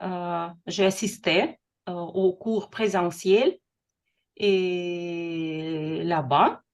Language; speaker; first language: French; non-native, fluent; Russian